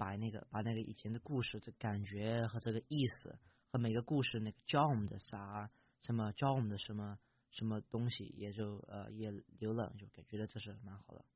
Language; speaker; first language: Chinese; early bilingual, heritage; English